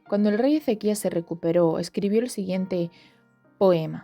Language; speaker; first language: Spanish; native; Spanish